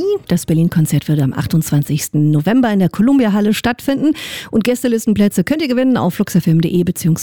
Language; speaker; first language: German; native; German